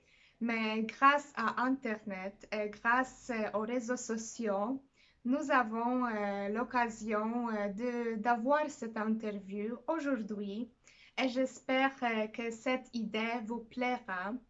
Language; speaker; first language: French; non-native, fluent; Polish